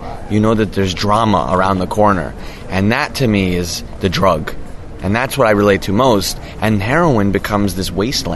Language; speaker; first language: English; native; English